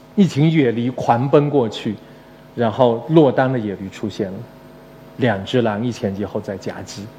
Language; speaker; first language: Chinese; native; Chinese